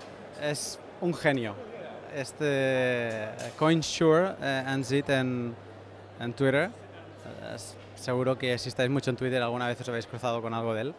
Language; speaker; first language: Spanish; native; Spanish